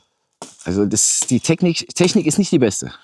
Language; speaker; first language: German; native; German